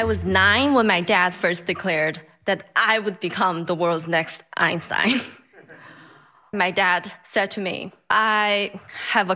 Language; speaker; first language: English; non-native, fluent; Chinese